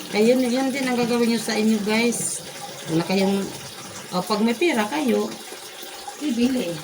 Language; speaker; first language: Filipino; non-native, local second language; Cebuano